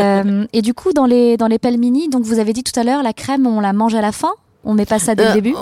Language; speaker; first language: French; native; French